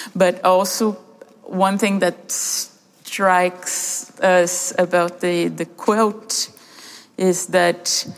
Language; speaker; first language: English; early bilingual, other home language; Portuguese